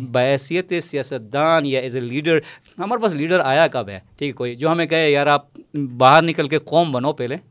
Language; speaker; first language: Urdu; non-native, local second language; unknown